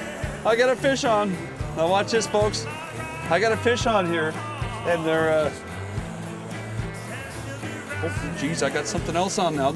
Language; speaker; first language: English; native; English